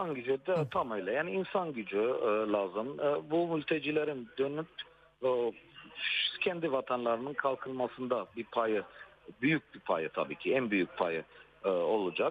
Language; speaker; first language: Turkish; non-native, fluent; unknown